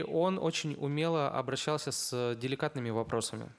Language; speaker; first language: Russian; native; Russian